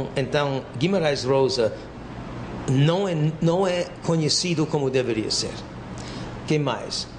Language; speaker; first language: Portuguese; non-native, fluent; English